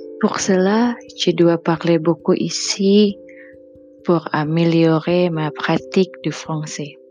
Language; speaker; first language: French; non-native, learner; Indonesian